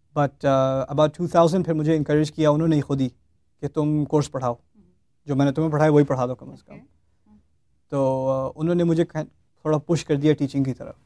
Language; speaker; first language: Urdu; early bilingual, heritage; Urdu